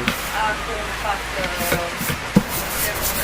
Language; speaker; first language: Romanian; non-native, local second language; Hungarian